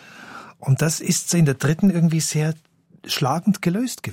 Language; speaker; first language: German; native; German